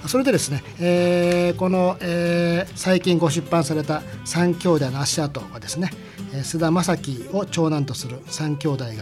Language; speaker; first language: Japanese; native; Japanese